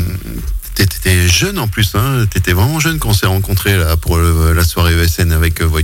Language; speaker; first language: French; native; French